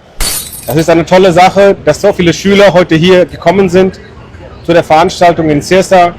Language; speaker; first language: German; non-native, fluent; Hindi